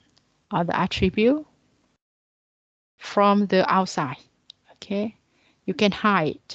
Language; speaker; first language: English; non-native, learner; Vietnamese